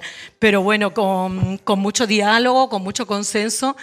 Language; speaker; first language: Spanish; native; Spanish